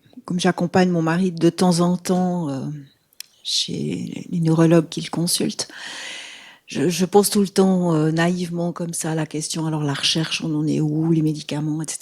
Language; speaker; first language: French; native; French